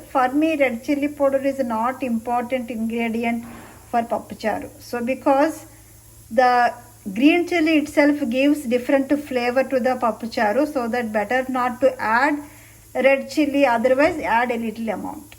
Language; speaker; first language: English; non-native, local second language; Telugu